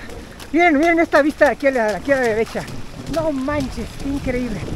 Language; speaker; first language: Spanish; native; Spanish